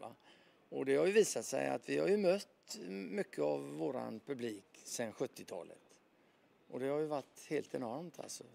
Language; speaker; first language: Swedish; native; Swedish